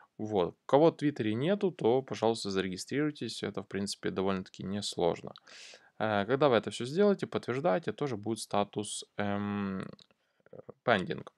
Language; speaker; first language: Russian; native; Russian